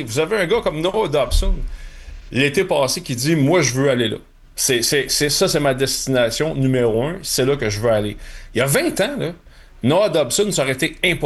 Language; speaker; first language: French; native; French